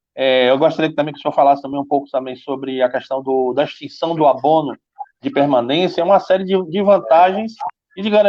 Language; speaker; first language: Portuguese; native; Portuguese